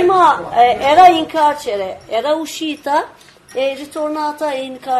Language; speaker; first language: Italian; non-native, learner; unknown